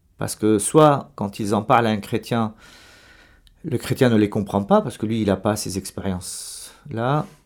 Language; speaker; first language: French; non-native, local second language; Arabic